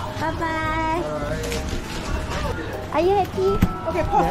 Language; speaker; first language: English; non-native, learner; Korean